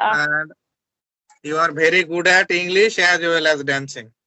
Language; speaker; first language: English; non-native, learner; Bangla